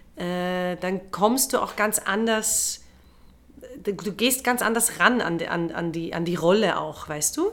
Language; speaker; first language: German; native; German